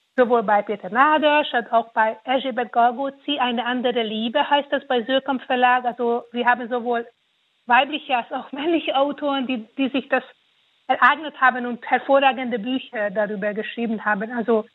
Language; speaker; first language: German; non-native, fluent; Hungarian